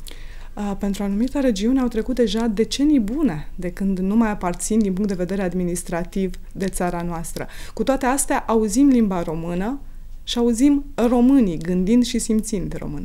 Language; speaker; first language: Romanian; native; Romanian